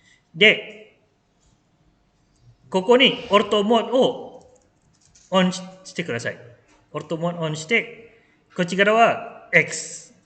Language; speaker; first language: Japanese; non-native, fluent; Malay